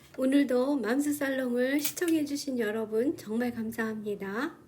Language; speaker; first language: Korean; native; Korean